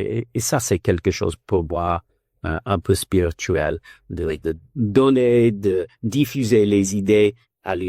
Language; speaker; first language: French; non-native, learner; English